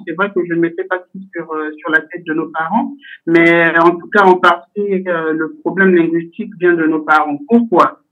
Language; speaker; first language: French; native; French